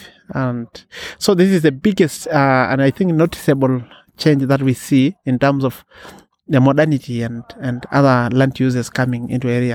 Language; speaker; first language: English; non-native, local second language; Masai